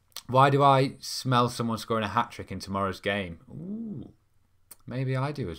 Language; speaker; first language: English; native; English